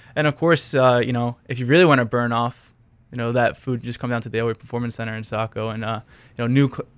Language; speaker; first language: English; native; English